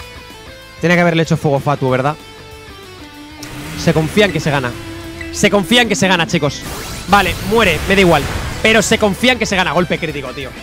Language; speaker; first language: Spanish; native; Spanish